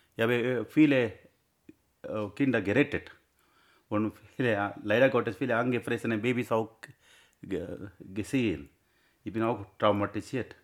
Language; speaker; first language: German; non-native, learner; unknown